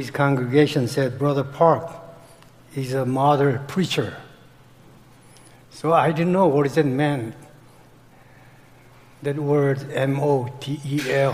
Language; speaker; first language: English; non-native, fluent; Korean